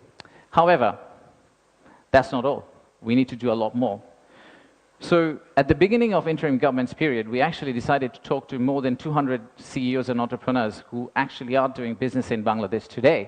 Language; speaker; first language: English; non-native, local second language; Bangla